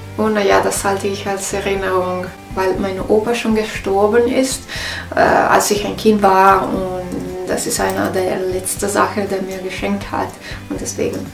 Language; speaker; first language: German; non-native, learner; Italian